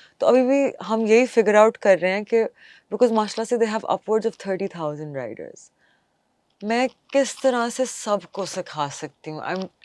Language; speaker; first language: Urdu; non-native, local second language; English